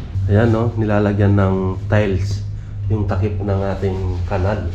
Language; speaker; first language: Filipino; native; Filipino